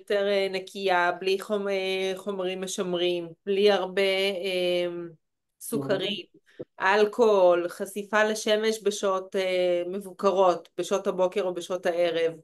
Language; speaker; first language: Hebrew; native; Hebrew